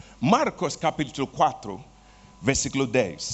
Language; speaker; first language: Spanish; non-native, learner; Portuguese